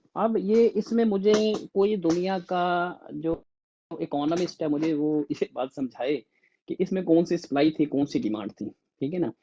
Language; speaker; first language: Urdu; native; Urdu